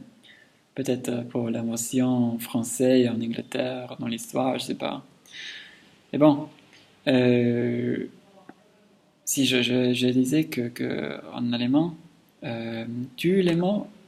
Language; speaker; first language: French; non-native, learner; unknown